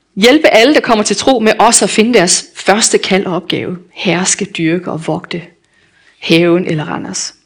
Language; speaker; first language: Danish; native; Danish